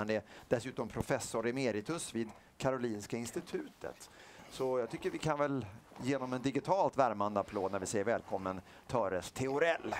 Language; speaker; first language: Swedish; native; Swedish